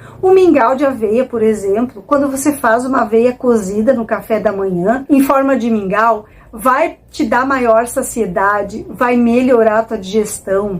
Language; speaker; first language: Portuguese; native; Portuguese